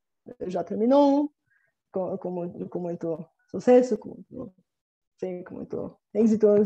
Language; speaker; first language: Spanish; non-native, fluent; Bulgarian